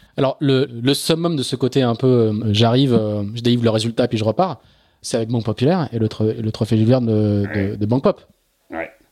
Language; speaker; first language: French; native; French